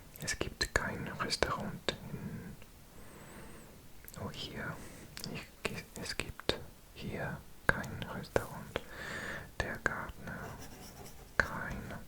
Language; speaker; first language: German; non-native, learner; Welsh